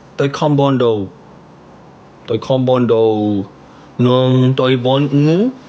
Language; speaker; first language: Vietnamese; non-native, learner; Korean